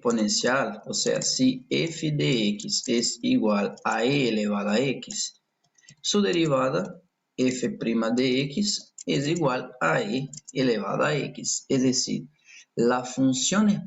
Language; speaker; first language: Spanish; non-native, fluent; Portuguese